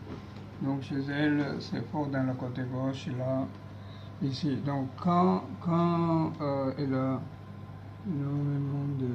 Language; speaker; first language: French; non-native, learner; Japanese